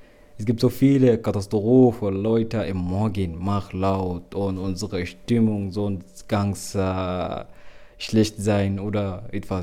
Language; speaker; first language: German; non-native, learner; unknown